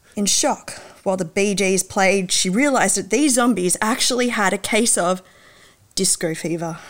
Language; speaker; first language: English; native; English